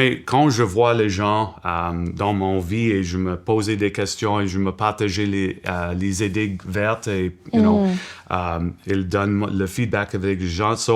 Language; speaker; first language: French; non-native, local second language; English